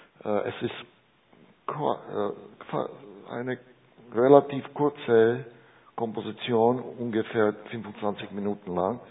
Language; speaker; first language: German; non-native, learner; Czech